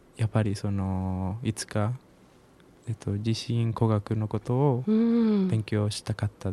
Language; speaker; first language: Japanese; non-native, learner; Spanish